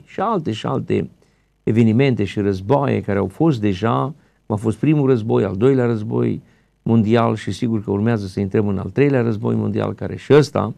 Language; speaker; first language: Romanian; native; Romanian